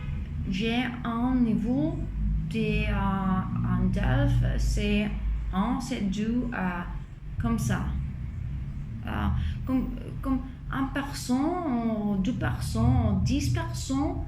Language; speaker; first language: French; non-native, fluent; Spanish